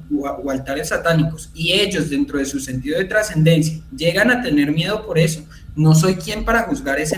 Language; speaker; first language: Spanish; native; Spanish